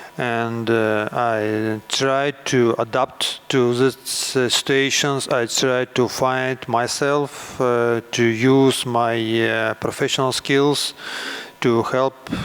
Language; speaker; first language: English; non-native, learner; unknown